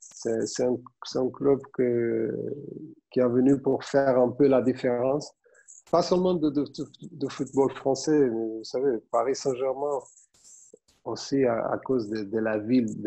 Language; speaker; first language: French; non-native, fluent; Portuguese